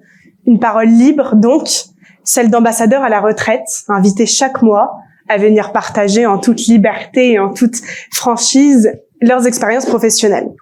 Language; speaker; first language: French; native; French